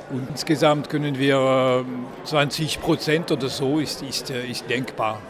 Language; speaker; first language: German; non-native, local second language; French